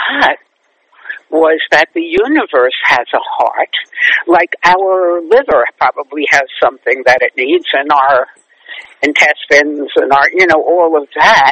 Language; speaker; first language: English; native; English